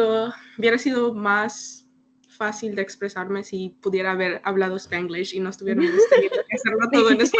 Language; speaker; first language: Spanish; early bilingual, heritage; Spanish